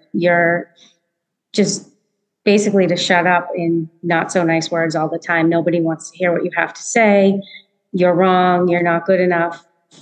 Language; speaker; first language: English; native; English